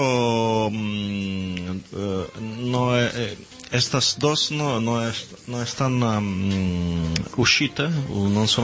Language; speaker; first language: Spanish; non-native, learner; Italian